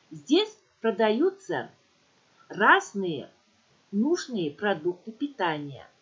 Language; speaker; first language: Russian; non-native, local second language; Kyrgyz